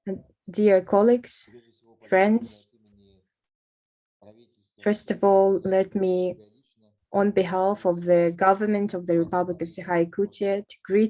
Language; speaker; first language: English; non-native, fluent; Russian